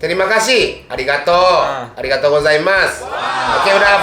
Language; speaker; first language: Indonesian; non-native, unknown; Japanese